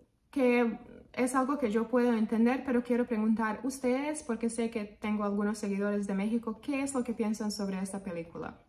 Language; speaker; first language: Spanish; non-native, fluent; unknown